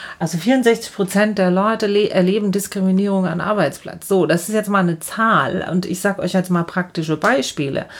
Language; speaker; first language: German; native; German